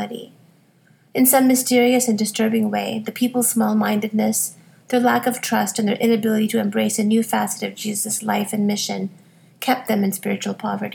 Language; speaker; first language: English; native; English